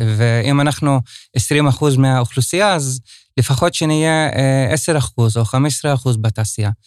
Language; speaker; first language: Hebrew; non-native, local second language; Arabic